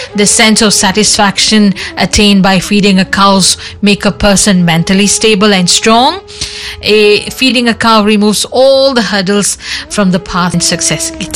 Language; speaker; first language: English; non-native, local second language; Morisyen